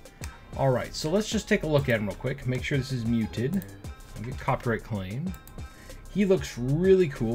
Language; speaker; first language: English; native; English